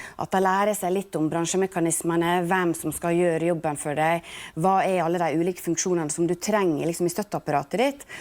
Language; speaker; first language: Norwegian; native; Norwegian